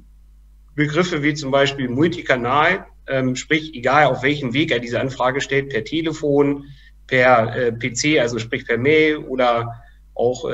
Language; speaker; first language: German; native; German